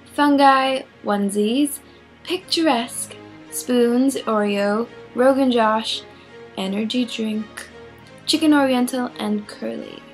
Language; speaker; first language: English; non-native, local second language; Filipino